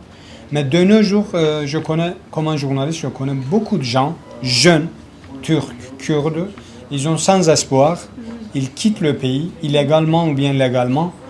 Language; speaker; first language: French; non-native, learner; Kurdish